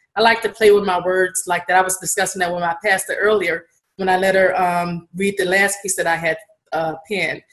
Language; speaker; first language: English; native; English